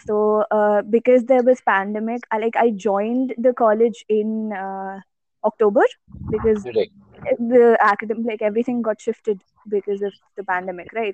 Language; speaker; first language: English; non-native, local second language; Malayalam